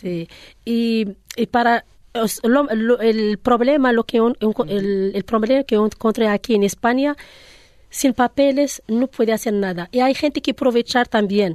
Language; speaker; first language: Spanish; non-native, learner; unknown